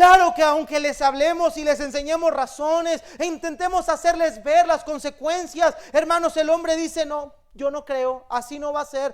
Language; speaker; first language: Spanish; native; Spanish